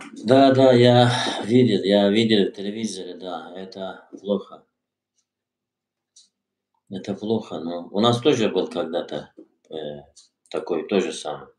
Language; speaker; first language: Russian; non-native, learner; Turkish